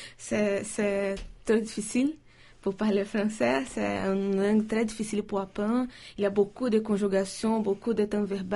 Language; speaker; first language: French; non-native, learner; Portuguese